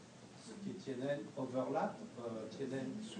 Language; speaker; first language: Spanish; non-native, fluent; French